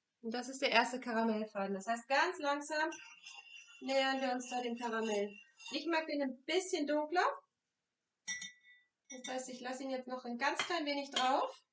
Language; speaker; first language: German; non-native, fluent; French